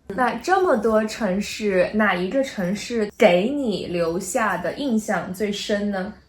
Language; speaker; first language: Chinese; native; Chinese